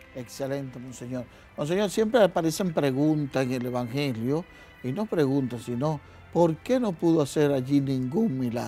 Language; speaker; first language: Spanish; native; Spanish